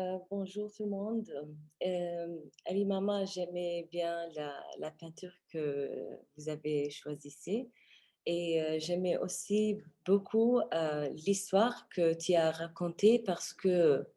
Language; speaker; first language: French; non-native, fluent; Arabic